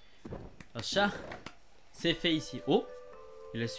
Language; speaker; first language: French; non-native, fluent; Japanese